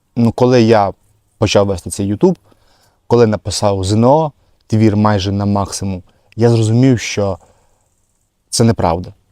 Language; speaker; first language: Ukrainian; non-native, local second language; Russian